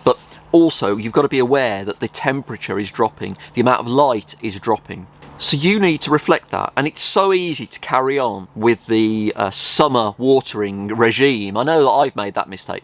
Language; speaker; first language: English; native; English